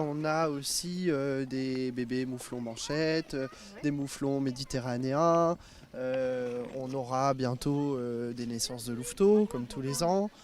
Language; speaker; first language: French; native; French